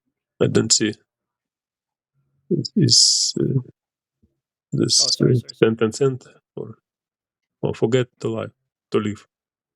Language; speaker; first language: English; non-native, learner; Ukrainian